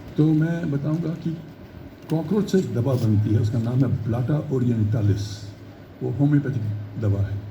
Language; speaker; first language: Hindi; early bilingual, heritage; Hindi